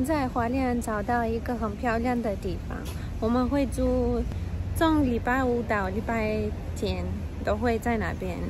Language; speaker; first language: Chinese; non-native, fluent; Russian